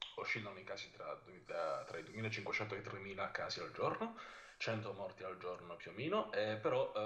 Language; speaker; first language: Italian; native; Italian